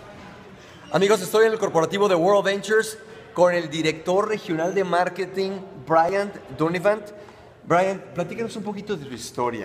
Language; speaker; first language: Spanish; native; Spanish